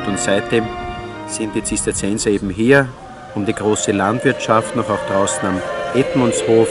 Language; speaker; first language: German; native; German